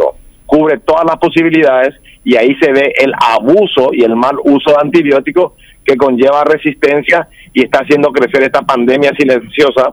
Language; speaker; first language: Spanish; native; Spanish